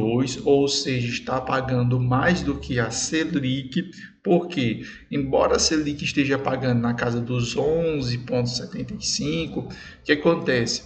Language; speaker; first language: Portuguese; native; Portuguese